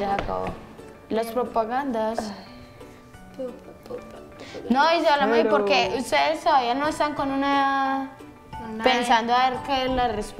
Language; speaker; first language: Spanish; native; Spanish